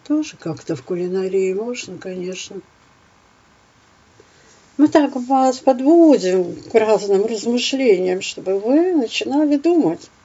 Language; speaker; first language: Russian; native; Russian